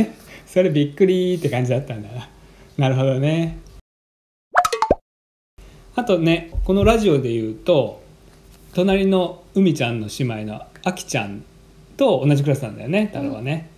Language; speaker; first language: Japanese; native; Japanese